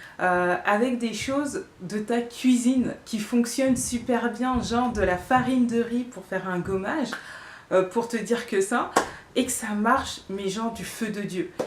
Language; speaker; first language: French; early bilingual, other home language; Bambara